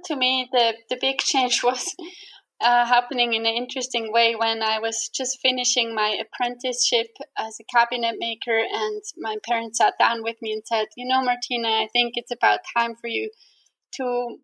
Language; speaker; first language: English; non-native, fluent; Swiss German